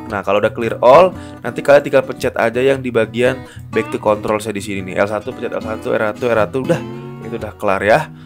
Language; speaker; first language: Indonesian; native; Indonesian